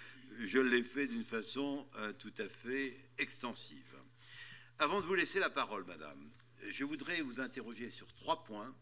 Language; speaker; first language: French; native; French